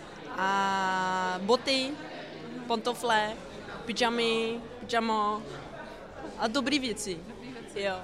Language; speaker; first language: Czech; non-native, learner; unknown